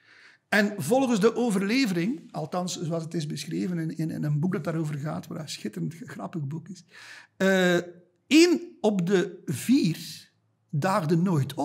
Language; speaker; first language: Dutch; native; Dutch